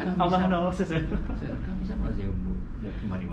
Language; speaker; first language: Japanese; non-native, learner; Indonesian